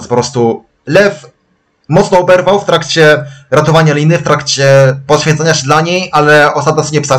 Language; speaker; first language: Polish; native; Polish